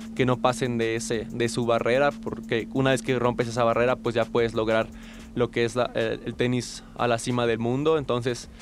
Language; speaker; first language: Spanish; native; Spanish